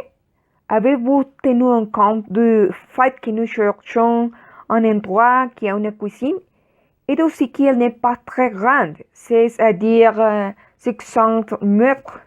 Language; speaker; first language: French; non-native, learner; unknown